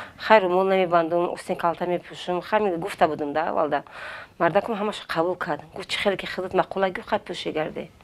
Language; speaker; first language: Tajik; non-native, fluent; Avaric